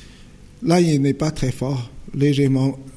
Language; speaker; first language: French; non-native, fluent; Chinese